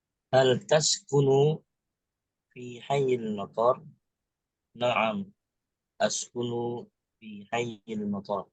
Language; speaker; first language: Arabic; non-native, learner; Indonesian